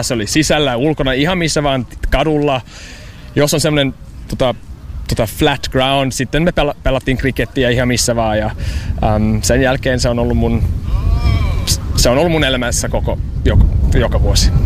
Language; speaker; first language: Finnish; non-native, fluent; English